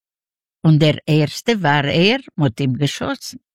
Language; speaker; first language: German; non-native, learner; Yiddish